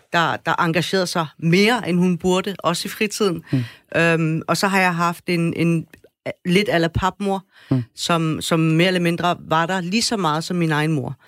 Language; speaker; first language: Danish; early bilingual, other home language; Persian